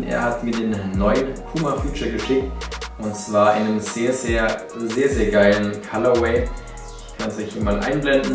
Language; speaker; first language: German; native; German